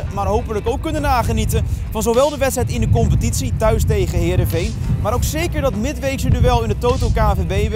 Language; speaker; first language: Dutch; native; Dutch